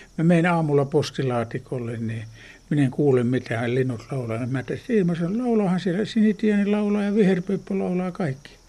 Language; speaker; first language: Finnish; native; Finnish